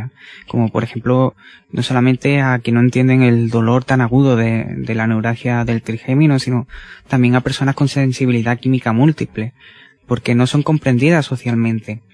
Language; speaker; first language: Spanish; native; Spanish